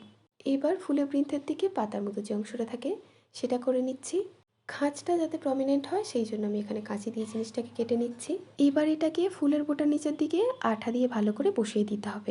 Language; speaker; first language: Bangla; native; Bangla